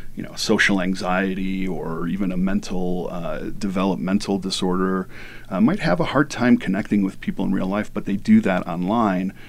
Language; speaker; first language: English; native; English